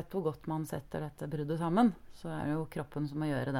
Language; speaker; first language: Norwegian; native; Norwegian